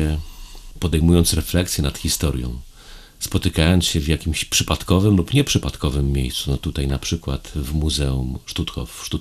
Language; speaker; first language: Polish; native; Polish